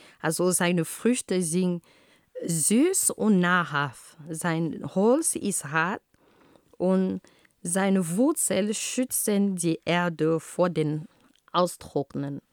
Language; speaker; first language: German; non-native, fluent; Ghomala